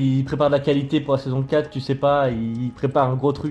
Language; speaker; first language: French; native; French